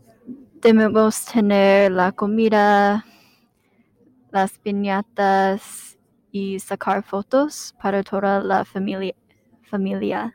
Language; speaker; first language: Spanish; non-native, learner; English